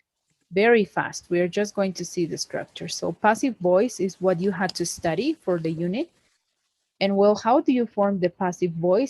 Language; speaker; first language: English; non-native, fluent; Spanish